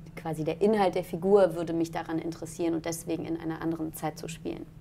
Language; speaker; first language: German; native; German